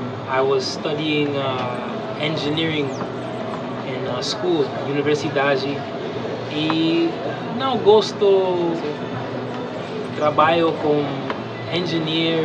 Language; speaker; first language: English; native; English